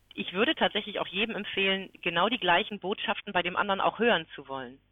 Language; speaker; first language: German; native; German